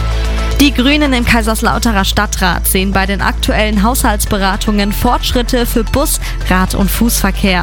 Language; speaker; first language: German; native; German